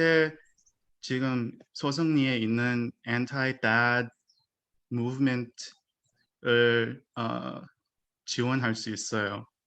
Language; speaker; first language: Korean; early bilingual, heritage; Korean